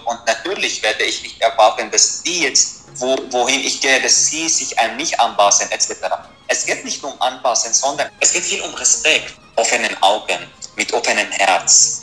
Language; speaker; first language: German; non-native, fluent; Arabic